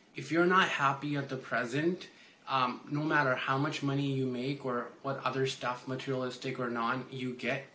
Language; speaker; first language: English; early bilingual, other home language; Hindi